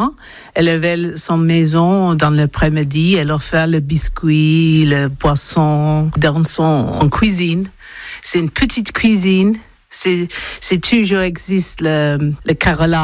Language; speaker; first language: French; non-native, learner; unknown